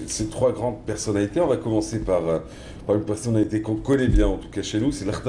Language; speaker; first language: French; non-native, local second language; Arabic